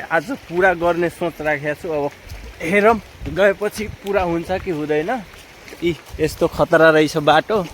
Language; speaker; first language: Nepali; non-native, local second language; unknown